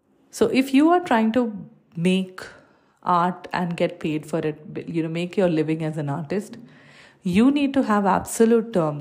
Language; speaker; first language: English; non-native, local second language; Malayalam